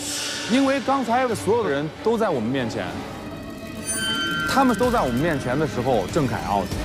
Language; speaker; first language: Chinese; native; Chinese